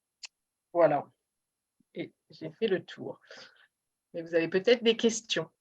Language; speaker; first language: French; native; French